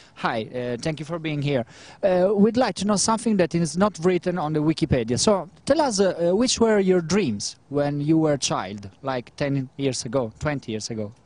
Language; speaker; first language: English; non-native, fluent; Italian